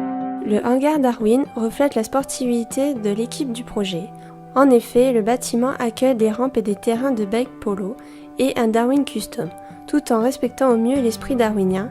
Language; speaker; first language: French; native; French